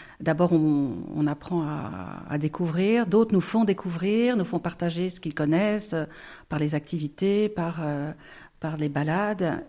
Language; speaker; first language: French; native; French